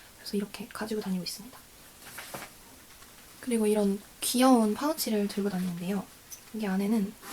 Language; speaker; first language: Korean; native; Korean